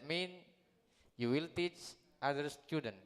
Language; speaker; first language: English; non-native, learner; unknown